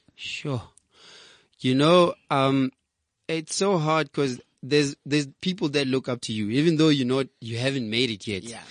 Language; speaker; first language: English; non-native, local second language; Southern Sotho